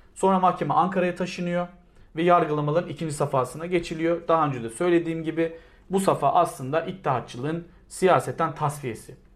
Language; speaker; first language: Turkish; native; Turkish